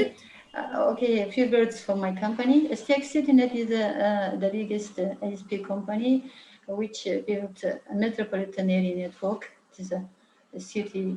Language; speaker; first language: English; non-native, learner; Mongolian